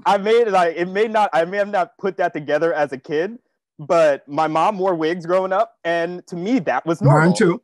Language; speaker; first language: English; native; English